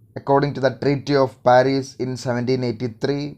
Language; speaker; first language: English; non-native, local second language; Malayalam